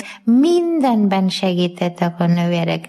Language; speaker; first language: Hungarian; non-native, learner; Malayalam